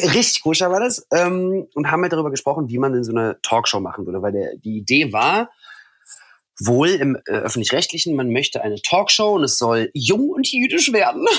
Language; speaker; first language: German; early bilingual, other home language; Russian